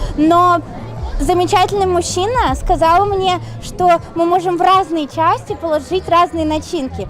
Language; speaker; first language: Russian; native; Russian